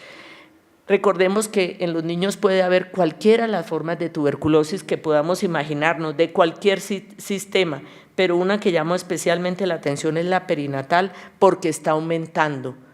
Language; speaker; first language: Spanish; native; Spanish